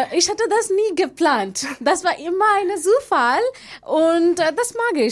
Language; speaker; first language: German; non-native, learner; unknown